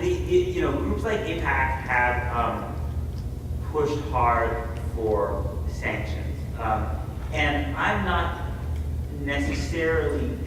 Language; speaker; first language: English; native; English